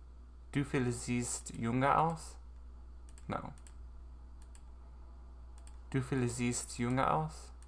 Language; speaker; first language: German; non-native, learner; English